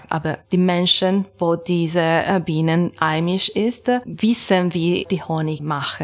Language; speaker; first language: German; non-native, learner; Italian